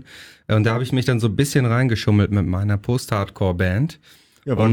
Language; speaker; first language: German; native; German